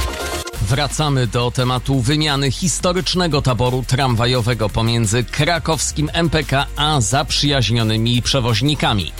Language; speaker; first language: Polish; native; Polish